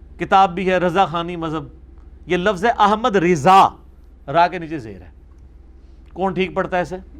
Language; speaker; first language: Urdu; non-native, local second language; Punjabi